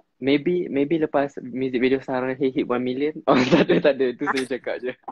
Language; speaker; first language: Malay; non-native, local second language; Min Nan Chinese